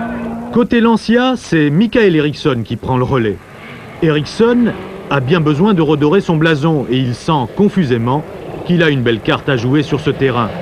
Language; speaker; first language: French; native; French